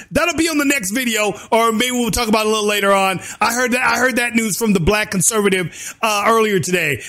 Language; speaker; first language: English; native; English